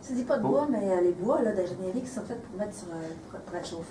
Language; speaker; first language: French; native; French